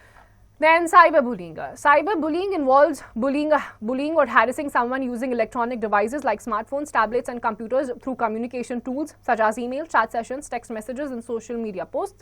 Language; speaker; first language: English; non-native, local second language; Hindi